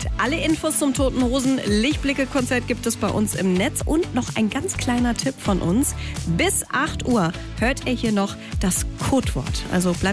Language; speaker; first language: German; native; German